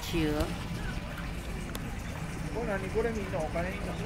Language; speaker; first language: Japanese; native; Japanese